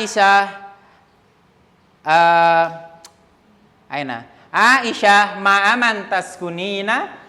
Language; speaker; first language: Arabic; non-native, fluent; Indonesian